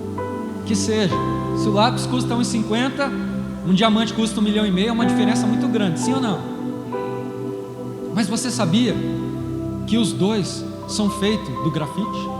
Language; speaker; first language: Portuguese; native; Portuguese